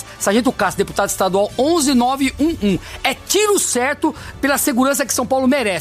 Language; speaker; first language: Portuguese; native; Portuguese